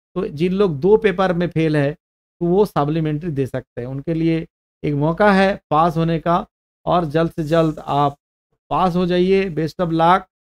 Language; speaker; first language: Hindi; non-native, local second language; Bangla